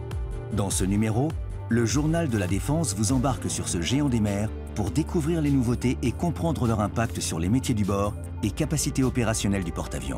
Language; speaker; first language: French; native; French